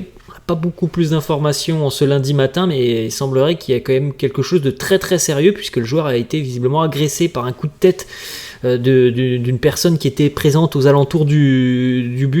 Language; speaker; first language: French; native; French